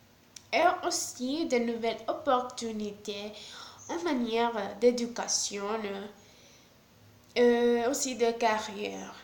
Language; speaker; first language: French; non-native, learner; Spanish